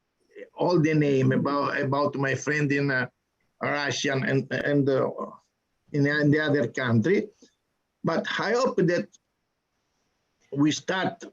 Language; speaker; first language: English; non-native, learner; Italian